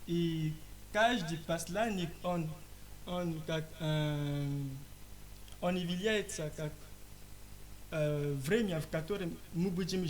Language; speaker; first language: Russian; non-native, learner; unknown